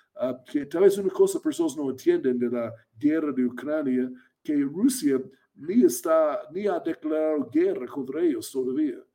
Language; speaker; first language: Spanish; non-native, fluent; English